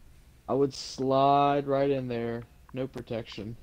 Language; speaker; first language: English; native; English